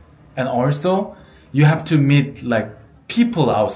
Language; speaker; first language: English; non-native, fluent; Korean